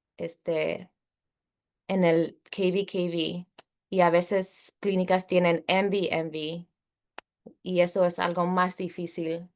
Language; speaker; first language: Spanish; early bilingual, heritage; Spanish